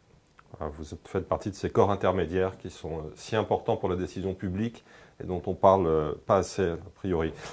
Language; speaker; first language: French; native; French